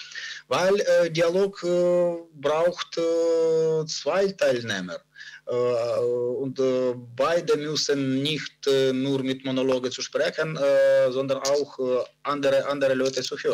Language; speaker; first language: German; non-native, learner; Ukrainian